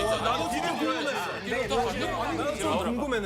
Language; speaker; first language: Korean; non-native, learner; French